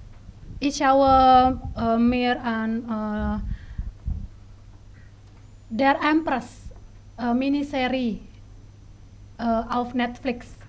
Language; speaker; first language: German; non-native, learner; Indonesian